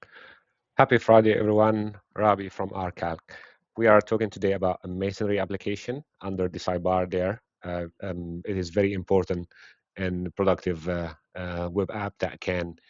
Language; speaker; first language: English; non-native, fluent; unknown